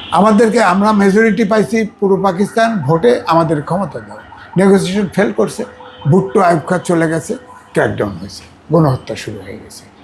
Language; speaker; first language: Bangla; native; Bangla